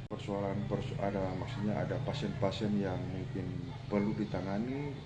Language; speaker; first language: Indonesian; native; Indonesian